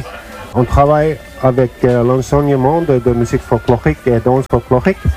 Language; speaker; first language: French; non-native, learner; Finnish